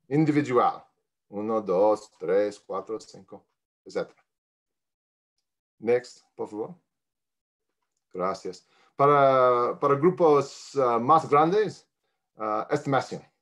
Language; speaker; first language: Spanish; non-native, learner; English